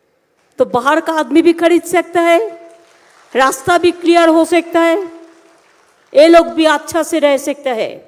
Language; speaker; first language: Hindi; non-native, local second language; Bangla